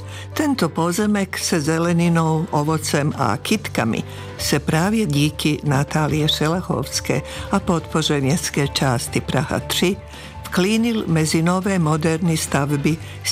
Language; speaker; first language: Czech; non-native, fluent; Serbian